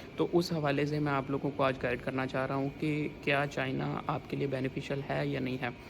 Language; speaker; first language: Urdu; non-native, local second language; Punjabi